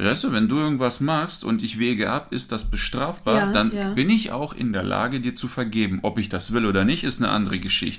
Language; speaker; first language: German; native; German